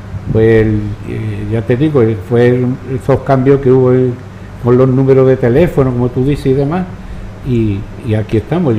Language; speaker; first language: Spanish; native; Spanish